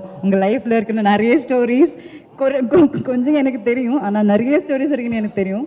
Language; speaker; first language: Tamil; non-native, fluent; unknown